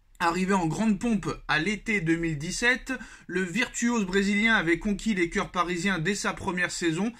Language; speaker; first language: French; native; French